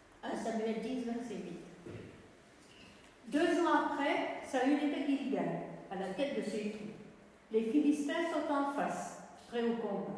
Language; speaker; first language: French; native; French